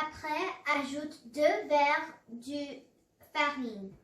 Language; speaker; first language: French; non-native, learner; English